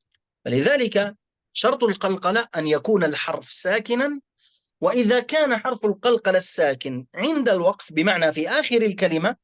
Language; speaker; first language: Arabic; native; Arabic